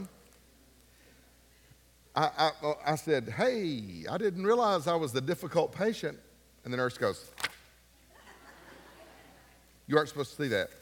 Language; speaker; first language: English; native; English